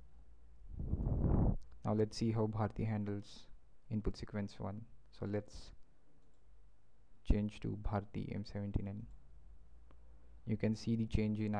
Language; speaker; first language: English; non-native, local second language; Marathi